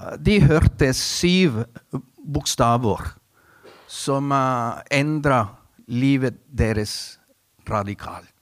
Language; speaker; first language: Norwegian; non-native, fluent; Spanish